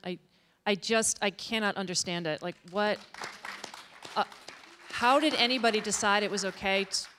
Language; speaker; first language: English; native; English